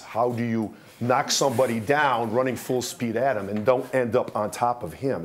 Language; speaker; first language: English; early bilingual, other home language; Russian